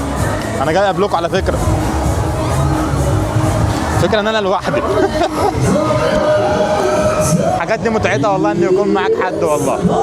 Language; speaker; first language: Arabic; native; Arabic